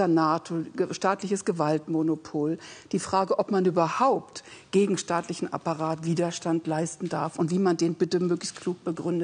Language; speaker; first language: German; native; German